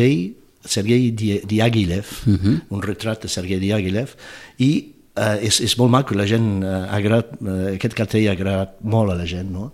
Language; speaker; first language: Catalan; non-native, fluent; English